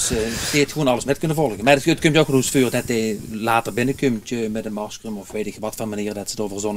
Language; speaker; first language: Dutch; native; Dutch